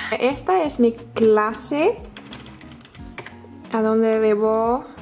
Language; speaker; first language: Spanish; non-native, learner; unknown